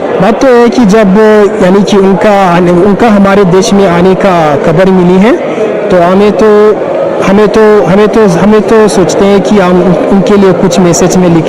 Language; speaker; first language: Hindi; non-native, fluent; Hausa